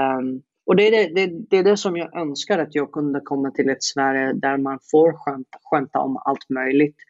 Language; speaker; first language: Swedish; non-native, fluent; Arabic